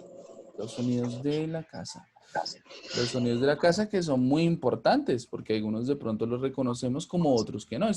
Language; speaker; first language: Spanish; native; Spanish